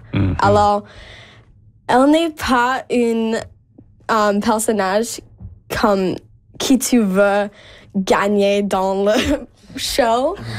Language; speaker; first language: French; non-native, local second language; English